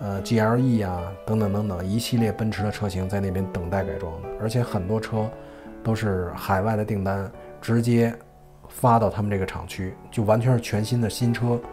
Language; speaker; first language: Chinese; native; Chinese